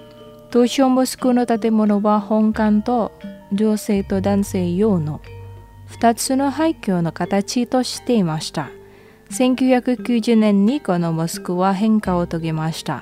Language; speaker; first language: Japanese; non-native, fluent; Indonesian